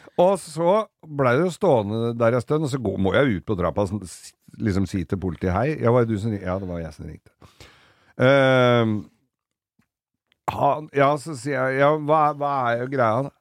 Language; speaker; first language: Norwegian; native; Norwegian